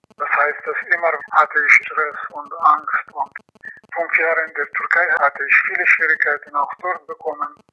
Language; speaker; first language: German; non-native, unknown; Persian